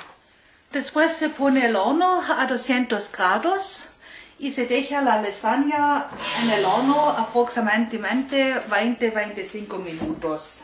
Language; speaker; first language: Spanish; non-native, learner; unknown